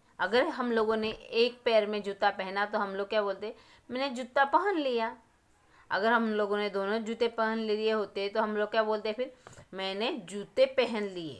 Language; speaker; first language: Hindi; non-native, local second language; Marathi